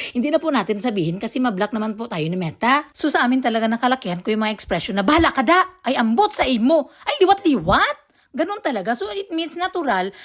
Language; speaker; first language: Filipino; non-native, local second language; Hiligaynon